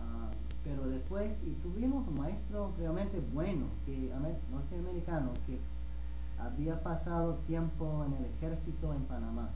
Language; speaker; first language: Spanish; non-native, fluent; English